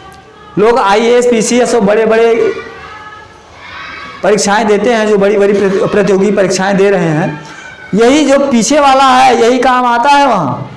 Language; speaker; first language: Hindi; native; Hindi